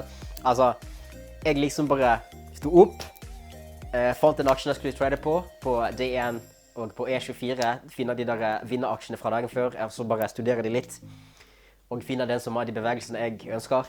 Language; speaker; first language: Norwegian; native; Norwegian